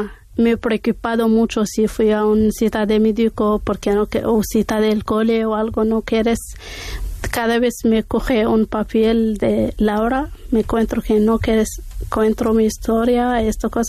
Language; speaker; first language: Spanish; non-native, learner; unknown